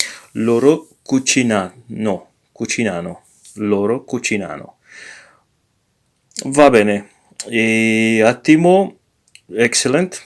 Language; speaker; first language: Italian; non-native, learner; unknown